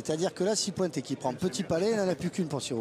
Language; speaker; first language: French; native; French